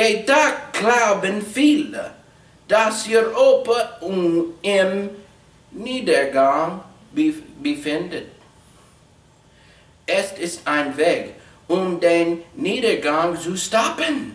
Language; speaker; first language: German; non-native, learner; English